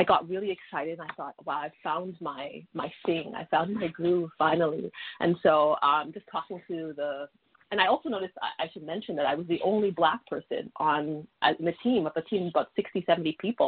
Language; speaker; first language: English; native; English